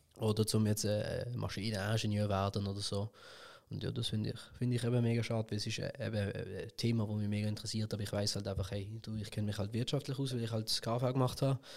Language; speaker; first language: German; early bilingual, other home language; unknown